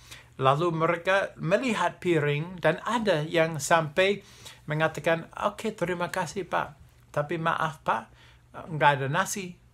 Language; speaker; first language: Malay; non-native, fluent; English